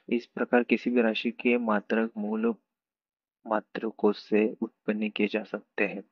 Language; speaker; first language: Hindi; non-native, local second language; Marathi